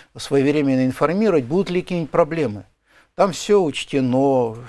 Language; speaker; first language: Russian; native; Russian